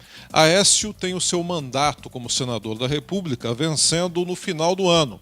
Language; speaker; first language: Portuguese; native; Portuguese